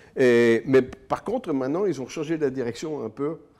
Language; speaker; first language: French; native; French